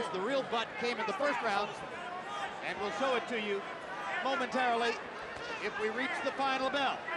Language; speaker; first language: English; native; English